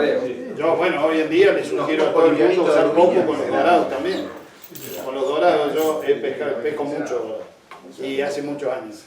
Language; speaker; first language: Spanish; native; Spanish